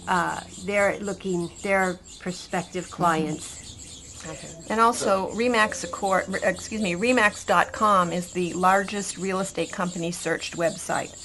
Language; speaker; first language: English; native; English